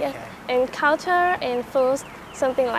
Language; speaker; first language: English; non-native, learner; Thai